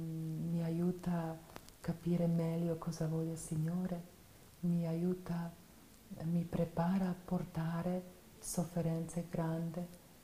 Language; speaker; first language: Italian; non-native, fluent; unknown